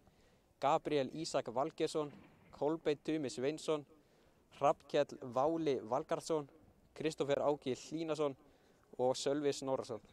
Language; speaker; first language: Icelandic; native; Icelandic